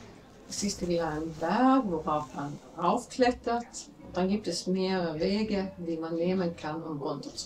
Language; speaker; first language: German; non-native, fluent; Latvian